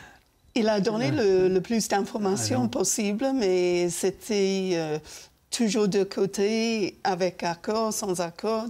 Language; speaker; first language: French; non-native, fluent; English